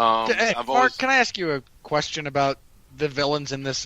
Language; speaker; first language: English; native; English